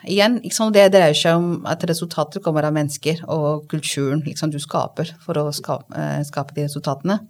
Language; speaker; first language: Norwegian; non-native, fluent; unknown